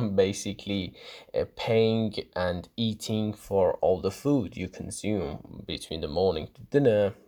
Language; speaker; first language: English; non-native, fluent; Persian